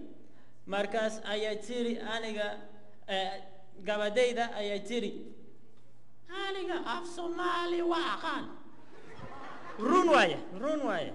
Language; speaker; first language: Somali; non-native, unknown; Spanish